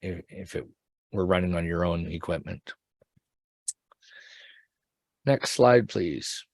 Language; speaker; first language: English; native; English